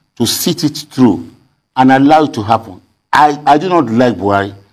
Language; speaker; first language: English; non-native, local second language; Yoruba